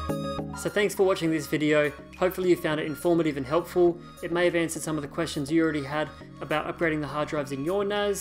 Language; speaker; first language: English; native; English